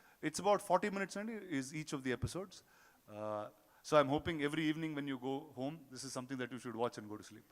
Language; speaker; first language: English; non-native, local second language; Telugu